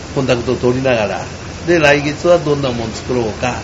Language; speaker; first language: Japanese; native; Japanese